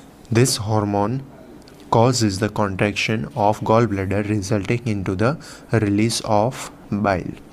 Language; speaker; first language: English; non-native, local second language; Gujarati